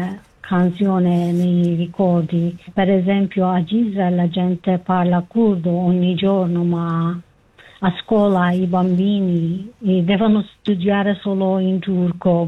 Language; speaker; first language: Italian; non-native, learner; Kurdish